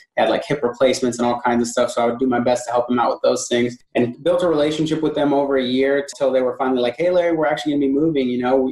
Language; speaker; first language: English; native; English